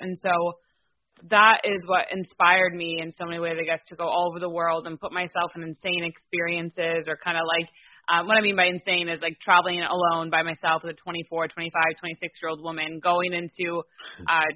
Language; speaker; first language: English; native; English